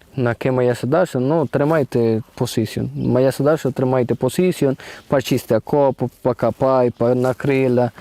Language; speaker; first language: Ukrainian; non-native, learner; Spanish